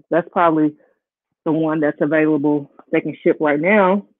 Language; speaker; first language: English; native; English